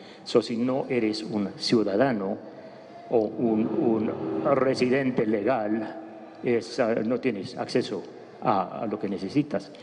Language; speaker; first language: Spanish; non-native, fluent; English